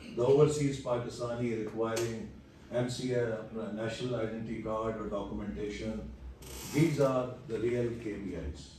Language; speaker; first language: English; non-native, local second language; Urdu